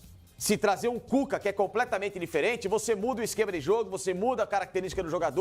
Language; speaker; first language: Portuguese; native; Portuguese